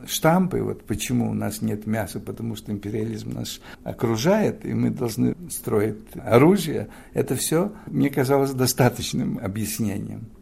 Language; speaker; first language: Russian; non-native, fluent; Greek